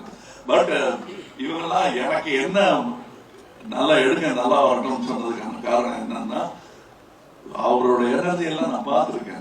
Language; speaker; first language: Tamil; native; Tamil